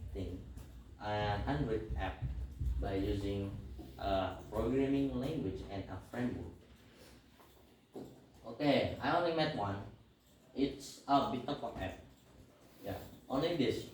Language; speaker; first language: English; non-native, learner; Indonesian